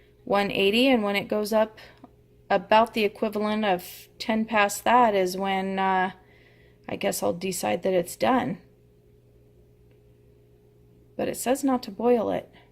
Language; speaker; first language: English; native; English